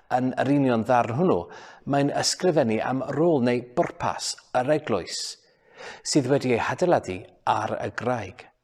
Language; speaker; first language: Welsh; non-native, local second language; English